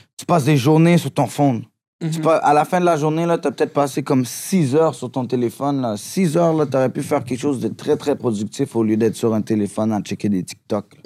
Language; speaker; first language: French; native; French